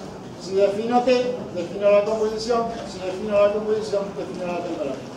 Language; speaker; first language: Spanish; native; Spanish